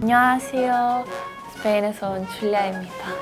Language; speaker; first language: Korean; non-native, fluent; Spanish